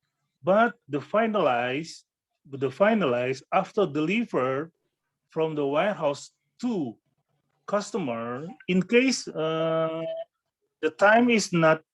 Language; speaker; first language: English; non-native, fluent; Indonesian